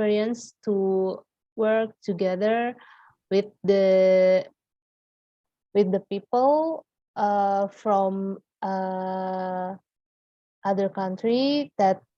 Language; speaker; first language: English; non-native, learner; Indonesian